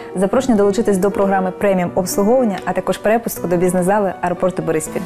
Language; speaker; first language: Ukrainian; native; Ukrainian